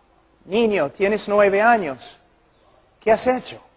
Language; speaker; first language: Spanish; non-native, fluent; English